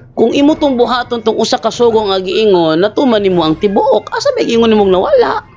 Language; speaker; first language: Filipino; non-native, local second language; Cebuano